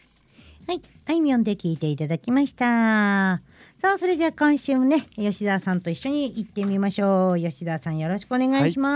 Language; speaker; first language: Japanese; native; Japanese